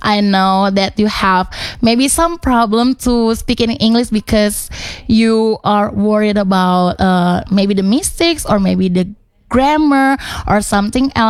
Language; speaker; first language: English; non-native, fluent; Indonesian